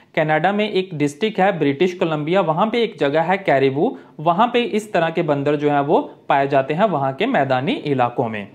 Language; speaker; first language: Hindi; native; Hindi